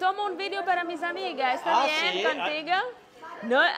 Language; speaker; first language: Spanish; non-native, learner; Swahili